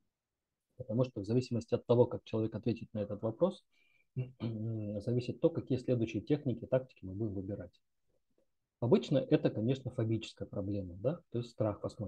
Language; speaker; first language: Russian; native; Russian